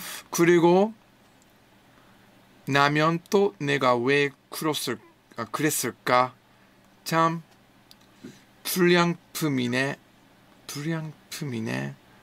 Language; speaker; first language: Korean; non-native, learner; English